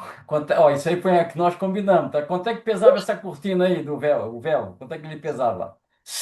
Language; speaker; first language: Portuguese; native; Portuguese